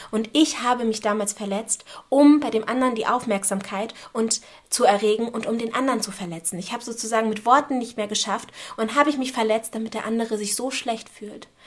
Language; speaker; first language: German; native; German